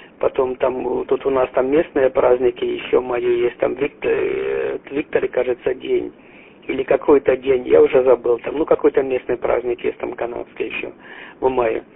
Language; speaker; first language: Russian; native; Russian